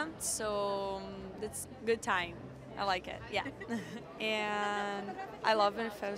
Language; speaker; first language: English; non-native, learner; Portuguese